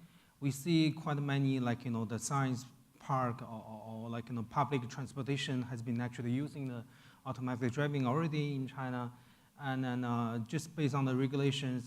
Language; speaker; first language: English; non-native, fluent; Chinese